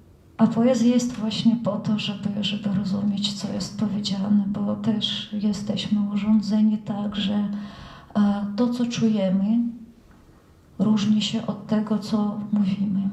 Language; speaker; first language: Polish; non-native, fluent; Russian